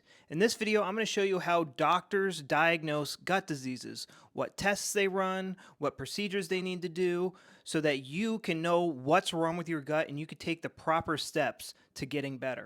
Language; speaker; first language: English; native; English